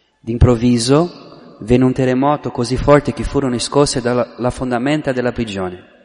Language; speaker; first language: Italian; non-native, fluent; Portuguese